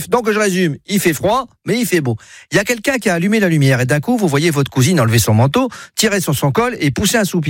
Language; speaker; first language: French; native; French